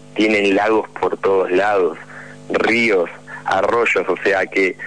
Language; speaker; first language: Spanish; native; Spanish